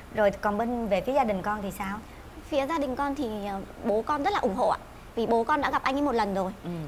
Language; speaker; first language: Vietnamese; native; Vietnamese